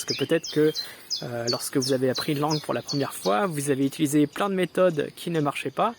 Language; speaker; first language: French; native; French